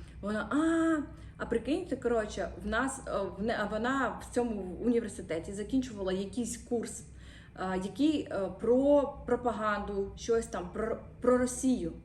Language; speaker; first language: Ukrainian; native; Ukrainian